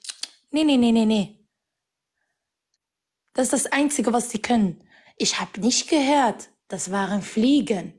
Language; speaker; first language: German; non-native, fluent; Arabic